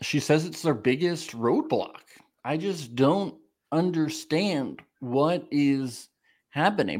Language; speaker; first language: English; native; English